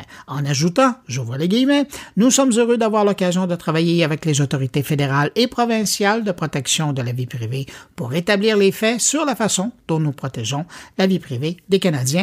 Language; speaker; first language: French; native; French